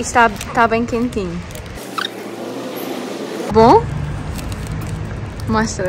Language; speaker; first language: Portuguese; native; Portuguese